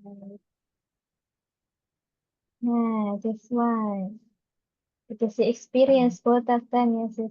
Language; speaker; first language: English; non-native, fluent; Indonesian